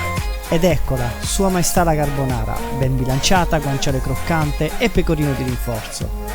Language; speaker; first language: Italian; native; Italian